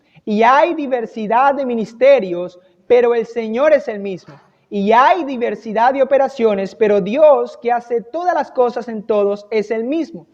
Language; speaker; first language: Spanish; native; Spanish